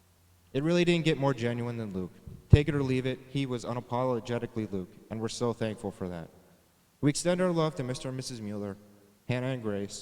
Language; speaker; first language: English; native; English